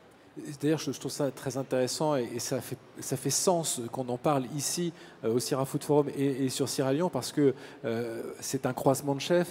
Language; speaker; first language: French; native; French